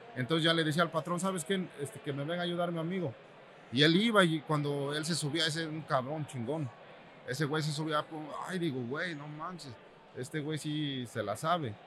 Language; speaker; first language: Spanish; native; Spanish